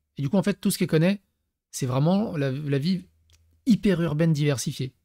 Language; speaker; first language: French; early bilingual, other home language; Serbian